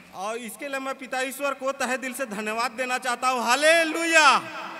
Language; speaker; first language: Hindi; native; Hindi